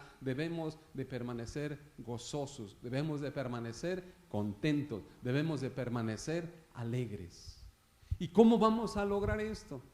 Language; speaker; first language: Spanish; native; Spanish